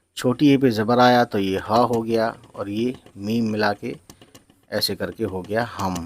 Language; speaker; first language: Hindi; native; Hindi